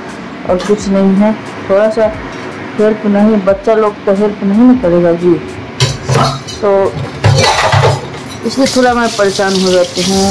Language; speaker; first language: Hindi; non-native, local second language; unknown